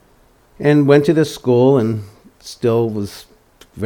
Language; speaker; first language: English; native; English